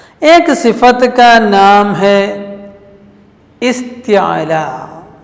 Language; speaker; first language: Urdu; non-native, local second language; Malayalam